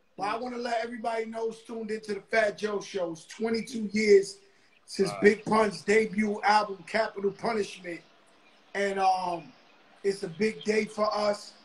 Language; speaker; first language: English; early bilingual, other home language; Spanish